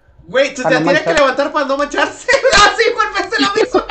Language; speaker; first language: Spanish; native; Spanish